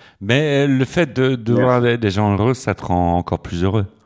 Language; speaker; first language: French; native; French